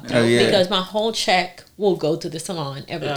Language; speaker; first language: English; non-native, fluent; Spanish